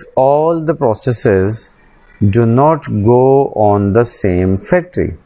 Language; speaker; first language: English; non-native, local second language; Urdu